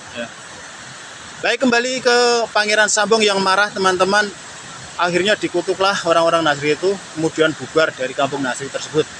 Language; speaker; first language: Indonesian; non-native, local second language; Javanese